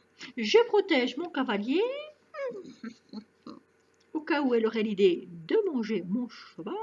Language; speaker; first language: French; native; French